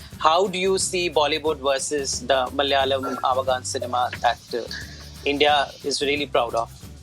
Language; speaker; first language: Hindi; native; Hindi